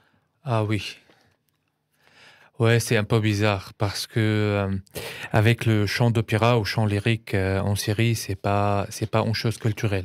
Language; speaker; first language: French; non-native, fluent; Arabic